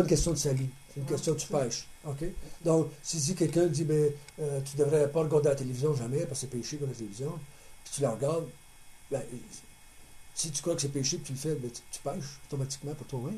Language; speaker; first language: French; native; French